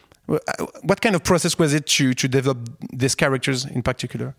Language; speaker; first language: English; non-native, fluent; French